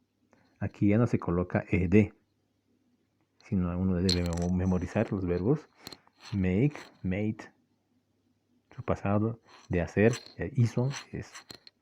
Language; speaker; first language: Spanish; non-native, local second language; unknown